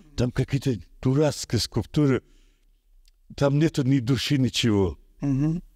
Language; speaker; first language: Russian; non-native, local second language; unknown